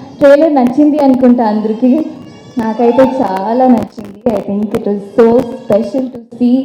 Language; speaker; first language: Telugu; non-native, fluent; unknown